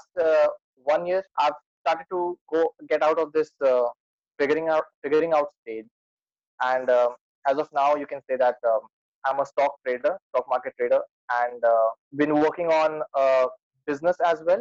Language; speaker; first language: English; non-native, local second language; Hindi